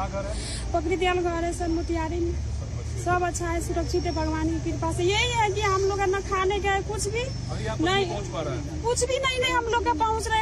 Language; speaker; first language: Hindi; non-native, local second language; Bhojpuri